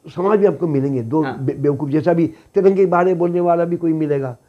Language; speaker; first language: Hindi; native; Hindi